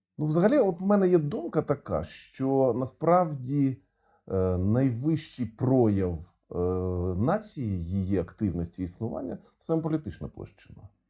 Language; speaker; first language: Ukrainian; non-native, local second language; Russian